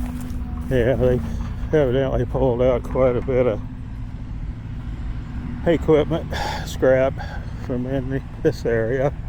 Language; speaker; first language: English; native; English